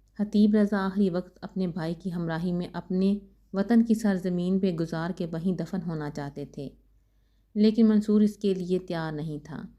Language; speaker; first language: Urdu; native; Urdu